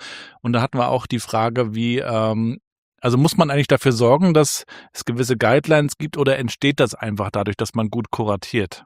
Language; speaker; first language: German; native; German